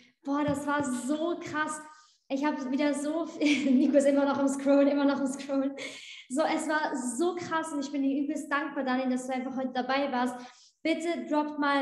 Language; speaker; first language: German; native; German